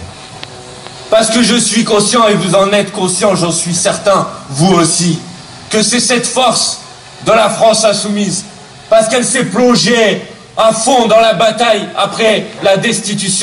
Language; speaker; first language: French; native; French